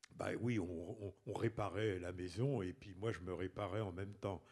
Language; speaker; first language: French; native; French